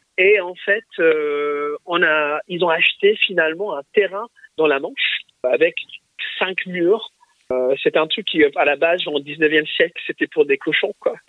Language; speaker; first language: French; early bilingual, other home language; English